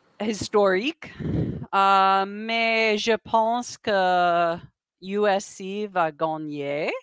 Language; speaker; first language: French; non-native, learner; English